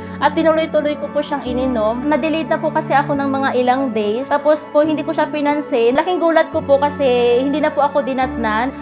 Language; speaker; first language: Filipino; non-native, local second language; Cebuano